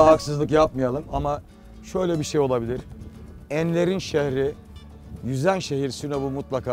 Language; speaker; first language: Turkish; native; Turkish